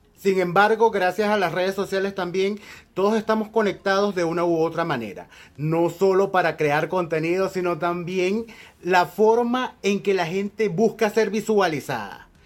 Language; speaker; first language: Spanish; native; Spanish